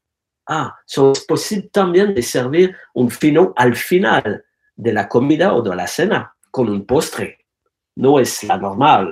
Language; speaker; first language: Spanish; non-native, learner; French